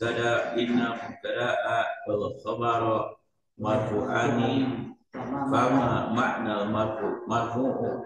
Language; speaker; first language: Arabic; non-native, learner; Indonesian